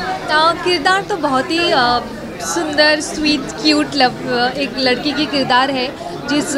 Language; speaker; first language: Hindi; native; Hindi